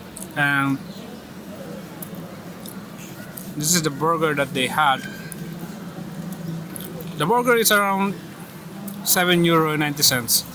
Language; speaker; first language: English; non-native, local second language; Filipino